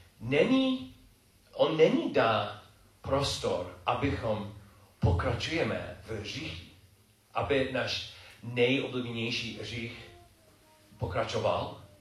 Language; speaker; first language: Czech; non-native, fluent; English